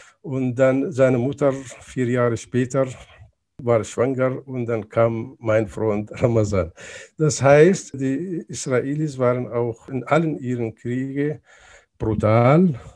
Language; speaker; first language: German; non-native, fluent; Arabic